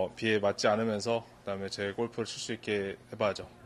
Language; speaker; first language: Korean; native; Korean